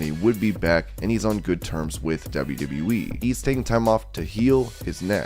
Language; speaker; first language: English; native; English